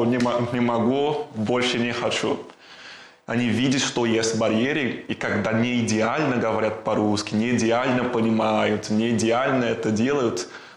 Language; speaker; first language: Russian; non-native, learner; Portuguese